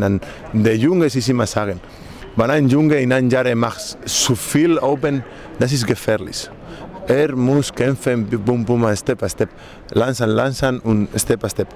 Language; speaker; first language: German; non-native, learner; Spanish